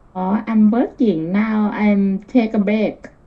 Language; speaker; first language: English; non-native, learner; Thai